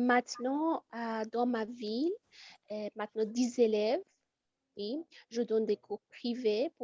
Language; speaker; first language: French; non-native, fluent; Persian